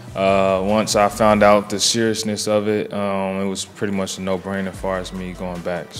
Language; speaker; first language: English; native; English